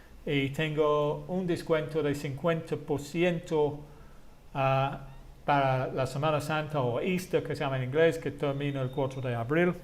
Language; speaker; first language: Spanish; non-native, fluent; English